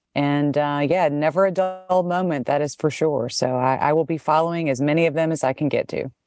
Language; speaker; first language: English; native; English